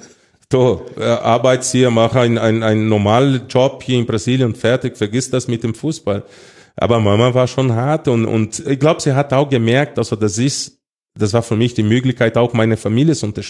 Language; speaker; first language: German; non-native, fluent; Portuguese